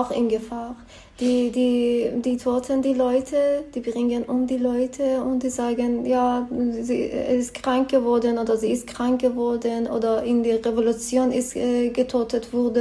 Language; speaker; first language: German; non-native, learner; Persian